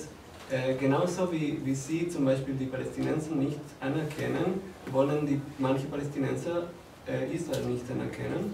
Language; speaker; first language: German; non-native, fluent; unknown